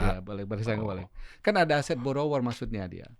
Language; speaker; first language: Indonesian; native; Indonesian